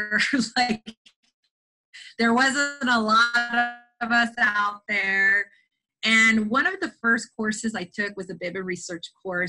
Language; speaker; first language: English; native; English